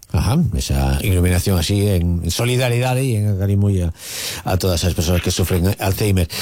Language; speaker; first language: Galician; native; Galician